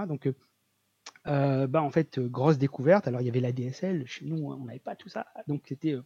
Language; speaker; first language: French; native; French